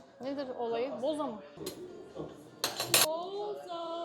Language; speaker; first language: Turkish; native; Turkish